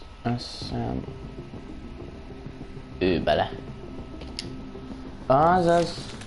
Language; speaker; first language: Hungarian; native; Hungarian